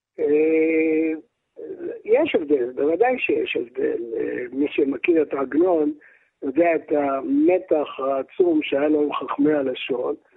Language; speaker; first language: Hebrew; early bilingual, other home language; Arabic